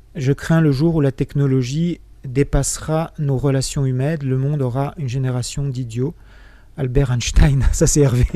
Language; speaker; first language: French; native; French